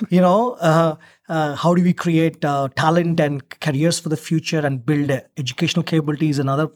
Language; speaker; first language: English; non-native, local second language; Telugu